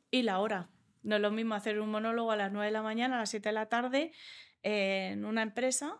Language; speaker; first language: Spanish; early bilingual, other home language; English